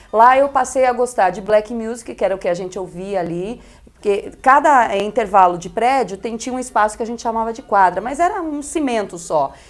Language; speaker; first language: Portuguese; early bilingual, other home language; Spanish